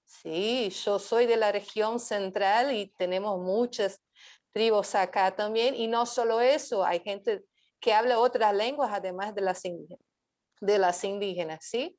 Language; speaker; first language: Spanish; non-native, fluent; Portuguese